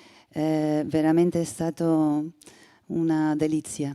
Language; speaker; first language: Italian; non-native, fluent; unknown